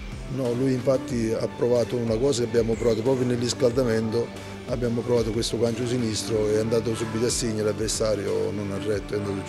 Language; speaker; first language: Italian; native; Italian